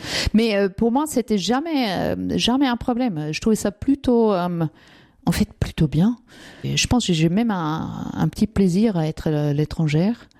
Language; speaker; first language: French; non-native, fluent; German